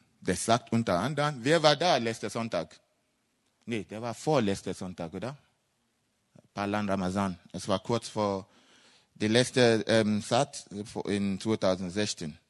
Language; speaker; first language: German; non-native, fluent; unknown